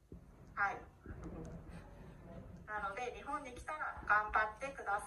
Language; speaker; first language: Japanese; non-native, learner; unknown